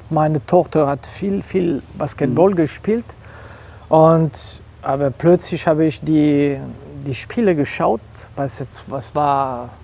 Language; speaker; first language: German; non-native, local second language; French